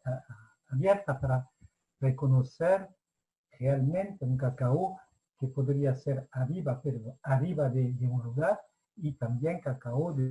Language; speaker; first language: Spanish; non-native, fluent; French